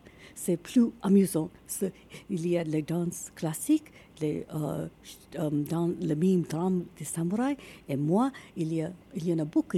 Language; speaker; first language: French; non-native, learner; Japanese